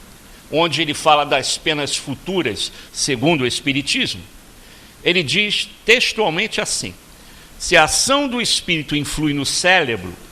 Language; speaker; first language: Portuguese; native; Portuguese